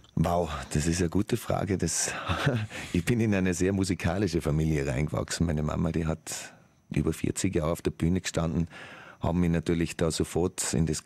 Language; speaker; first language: German; native; German